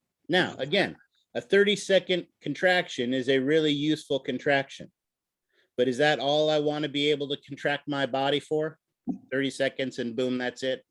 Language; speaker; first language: English; native; English